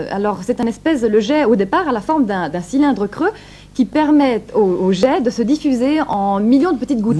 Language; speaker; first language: French; native; French